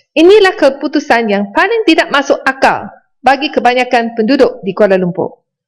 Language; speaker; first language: Malay; non-native, local second language; Chinese